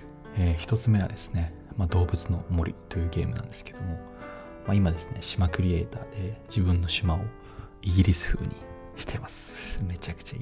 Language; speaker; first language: Japanese; native; Japanese